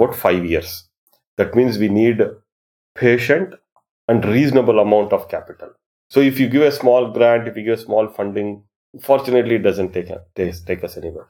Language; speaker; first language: English; non-native, local second language; Kannada